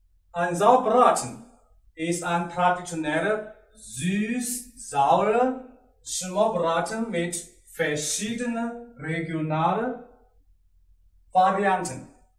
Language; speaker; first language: German; non-native, learner; Chinese